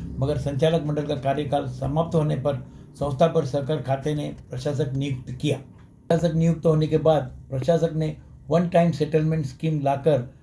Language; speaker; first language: Hindi; non-native, local second language; Sindhi